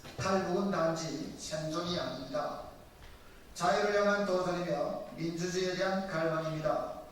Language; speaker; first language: Korean; native; Korean